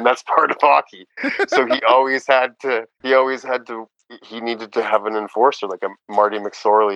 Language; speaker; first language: English; native; English